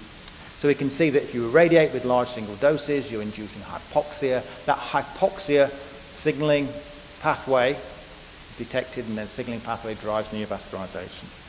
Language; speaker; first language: English; native; English